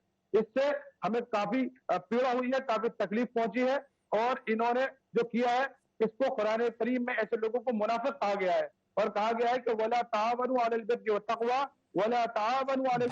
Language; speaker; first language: Hindi; native; Hindi